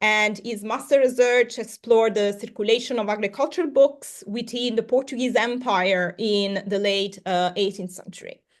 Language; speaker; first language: English; non-native, fluent; Italian